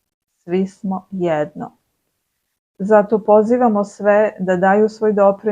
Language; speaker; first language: Serbian; native; Serbian